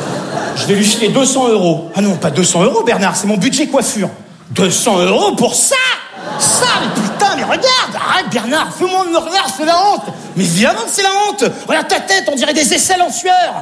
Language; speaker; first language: French; native; French